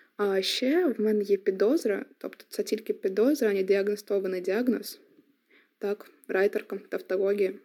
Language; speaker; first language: Ukrainian; non-native, local second language; Russian